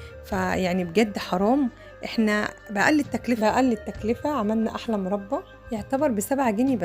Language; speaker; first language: Arabic; native; Arabic